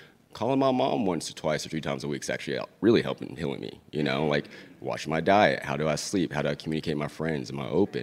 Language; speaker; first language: English; native; English